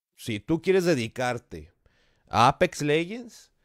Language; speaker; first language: Spanish; native; Spanish